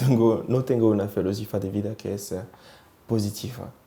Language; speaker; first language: Spanish; non-native, learner; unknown